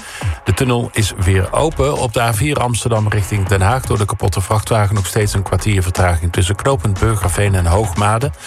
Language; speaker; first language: Dutch; native; Dutch